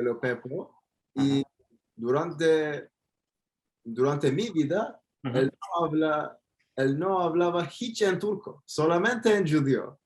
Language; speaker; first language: Spanish; non-native, fluent; Turkish